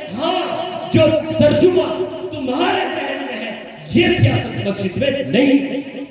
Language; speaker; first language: Urdu; non-native, local second language; Pashto